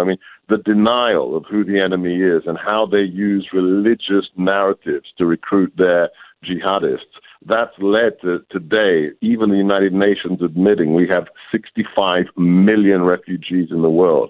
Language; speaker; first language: English; native; English